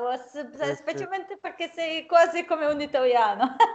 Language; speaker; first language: Italian; non-native, fluent; Serbian